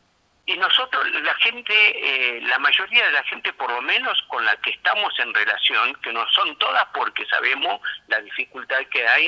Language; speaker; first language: Spanish; native; Spanish